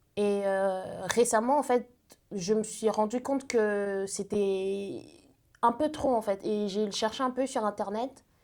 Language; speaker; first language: French; early bilingual, other home language; Lingala